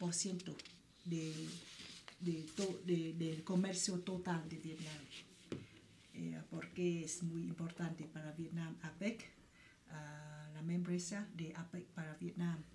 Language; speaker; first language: Spanish; non-native, fluent; Vietnamese